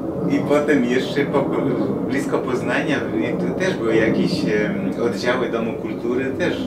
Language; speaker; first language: Polish; non-native, fluent; Spanish